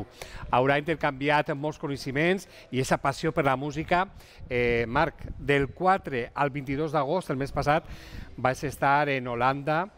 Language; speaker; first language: Catalan; native; Catalan